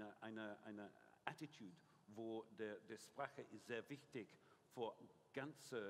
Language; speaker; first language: German; non-native, learner; English